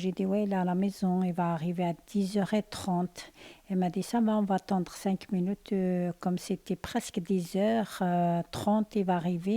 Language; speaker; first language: French; non-native, learner; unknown